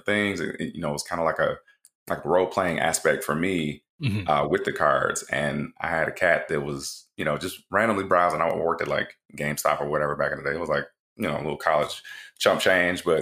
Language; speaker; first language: English; native; English